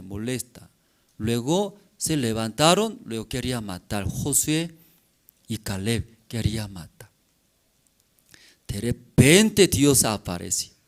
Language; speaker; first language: Spanish; non-native, learner; Korean